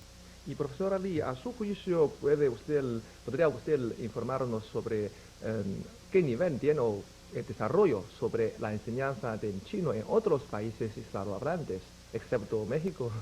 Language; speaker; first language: Spanish; non-native, fluent; Chinese